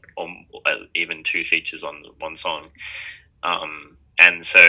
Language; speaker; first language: English; native; English